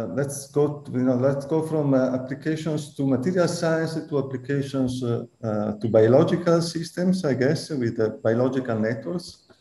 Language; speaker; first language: English; non-native, fluent; Italian